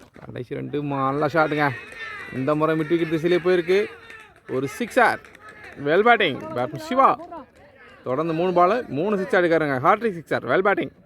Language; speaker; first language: Tamil; native; Tamil